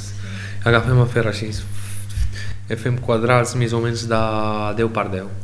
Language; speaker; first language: Catalan; non-native, learner; Arabic